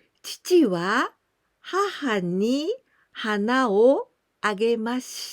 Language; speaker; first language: Japanese; non-native, fluent; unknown